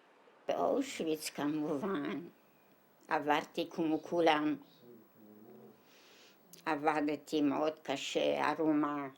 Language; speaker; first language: Hebrew; non-native, fluent; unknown